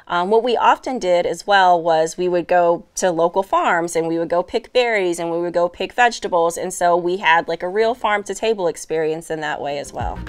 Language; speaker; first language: English; native; English